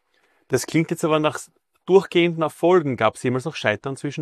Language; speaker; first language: German; native; German